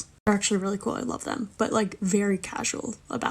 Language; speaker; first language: English; native; English